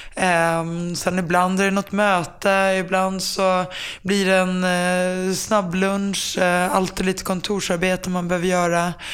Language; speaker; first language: Swedish; early bilingual, other home language; Finnish